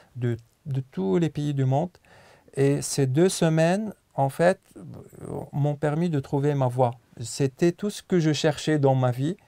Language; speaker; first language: French; non-native, local second language; Arabic